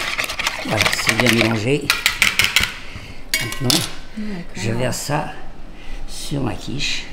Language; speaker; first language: French; native; French